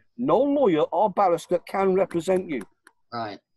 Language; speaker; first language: English; native; English